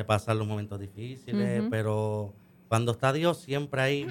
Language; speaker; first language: Spanish; native; Spanish